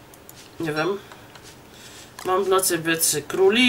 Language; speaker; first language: Polish; native; Polish